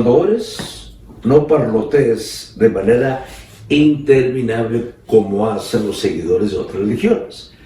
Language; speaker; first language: Spanish; native; Spanish